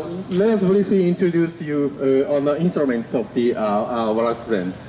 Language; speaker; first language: English; non-native, learner; Japanese